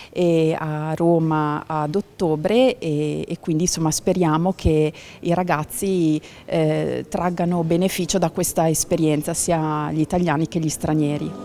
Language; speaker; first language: Italian; native; Italian